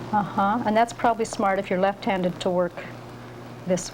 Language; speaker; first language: English; native; English